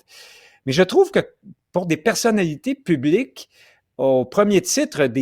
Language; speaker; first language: French; native; French